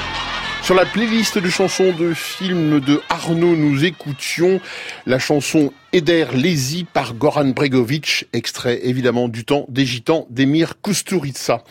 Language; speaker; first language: French; native; French